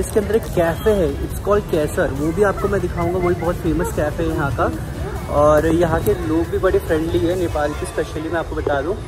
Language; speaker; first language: Hindi; native; Hindi